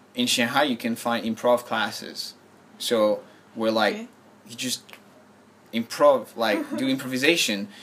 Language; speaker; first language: English; non-native, fluent; French